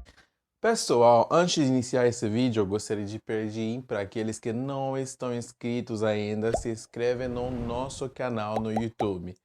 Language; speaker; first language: Portuguese; non-native, fluent; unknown